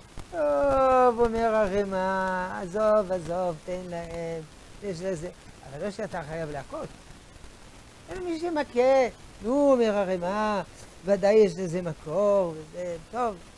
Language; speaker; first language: Hebrew; non-native, fluent; French